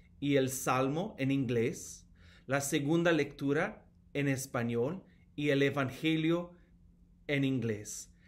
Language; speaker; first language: Spanish; non-native, fluent; English